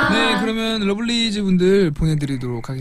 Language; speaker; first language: Korean; native; Korean